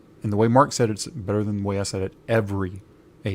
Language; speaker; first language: English; native; English